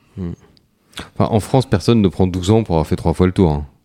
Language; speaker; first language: French; native; French